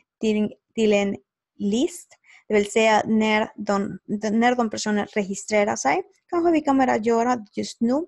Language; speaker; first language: Swedish; non-native, learner; Spanish